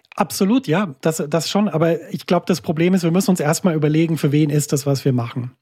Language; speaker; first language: German; native; German